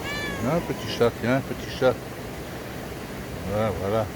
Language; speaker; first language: French; native; French